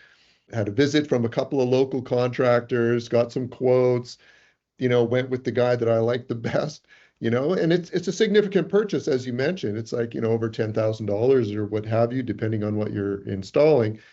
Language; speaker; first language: English; native; English